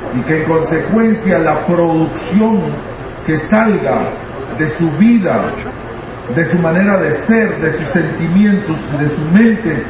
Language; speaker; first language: Spanish; non-native, local second language; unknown